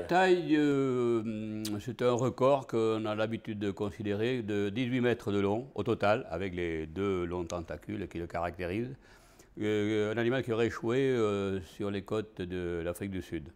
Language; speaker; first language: French; native; French